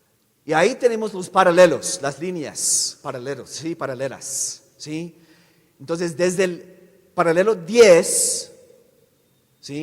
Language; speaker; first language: Spanish; non-native, fluent; English